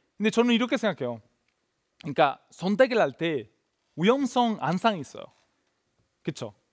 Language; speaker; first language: Korean; non-native, fluent; Italian